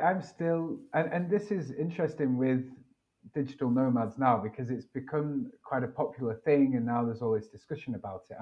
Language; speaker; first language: English; native; English